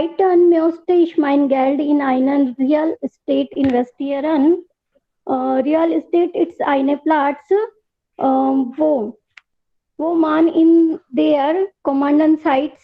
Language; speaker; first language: German; non-native, learner; Hindi